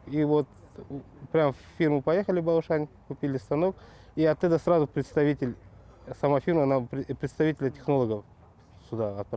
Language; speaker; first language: Russian; non-native, local second language; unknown